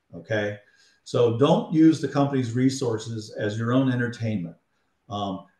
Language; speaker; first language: English; native; English